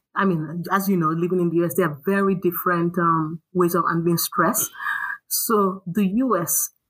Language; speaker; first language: English; non-native, local second language; Yoruba